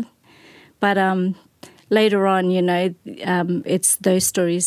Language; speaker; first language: English; native; English